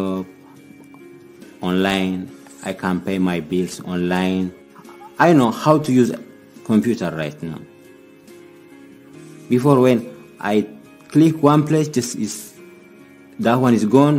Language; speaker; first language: English; non-native, learner; Amharic